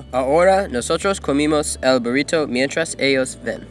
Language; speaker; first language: Spanish; non-native, learner; English